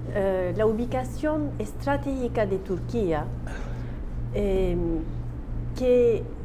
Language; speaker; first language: Spanish; non-native, learner; Turkish